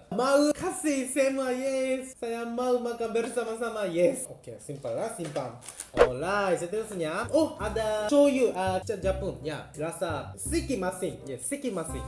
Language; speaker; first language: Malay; non-native, learner; Japanese